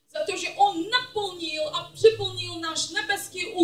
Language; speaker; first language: Czech; non-native, learner; English